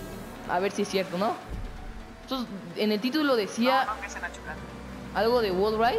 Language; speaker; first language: Spanish; native; Spanish